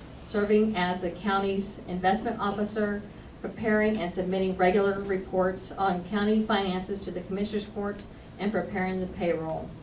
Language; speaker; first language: English; native; English